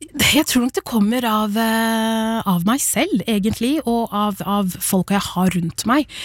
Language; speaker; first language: Norwegian; early bilingual, other home language; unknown